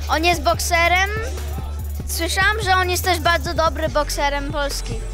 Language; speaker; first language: Polish; early bilingual, heritage; Polish